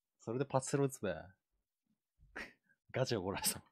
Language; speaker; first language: Japanese; native; Japanese